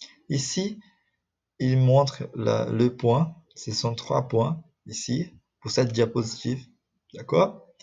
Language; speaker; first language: French; non-native, fluent; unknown